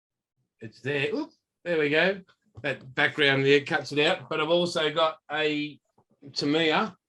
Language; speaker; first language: English; native; English